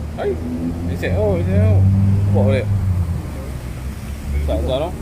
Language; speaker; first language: Malay; native; Malay